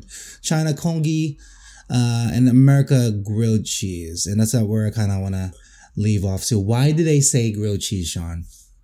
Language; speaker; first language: English; non-native, local second language; Filipino